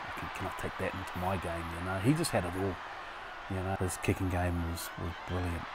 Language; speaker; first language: English; native; English